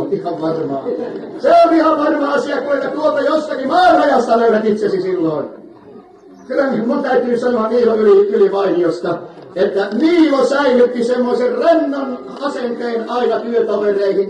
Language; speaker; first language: Finnish; native; Finnish